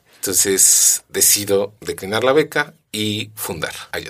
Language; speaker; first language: Spanish; native; Spanish